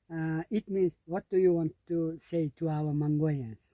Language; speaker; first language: English; non-native, learner; Mongolian